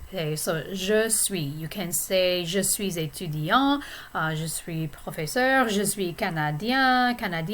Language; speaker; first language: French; non-native, fluent; English